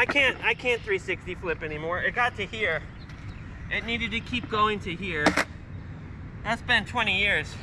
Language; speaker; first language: English; native; English